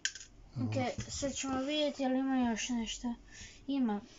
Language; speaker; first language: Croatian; early bilingual, heritage; Croatian